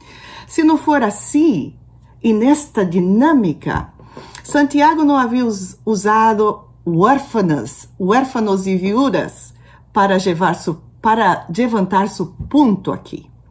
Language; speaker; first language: Spanish; non-native, learner; Portuguese